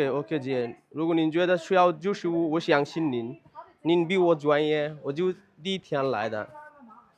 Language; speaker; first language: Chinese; non-native, learner; Bangla